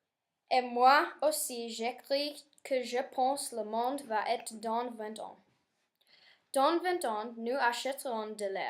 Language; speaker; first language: French; non-native, learner; English